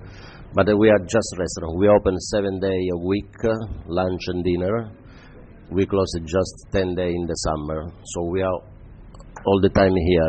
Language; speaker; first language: English; non-native, fluent; Italian